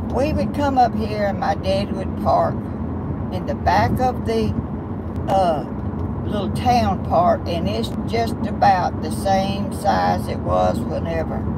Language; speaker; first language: English; native; English